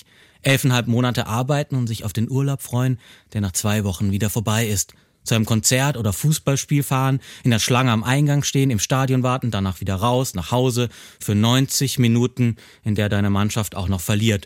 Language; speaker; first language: German; native; German